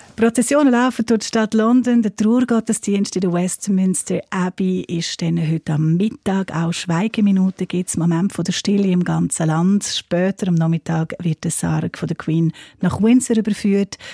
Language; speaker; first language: German; non-native, fluent; English